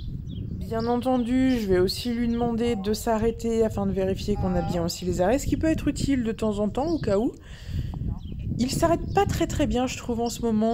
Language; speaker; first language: French; native; French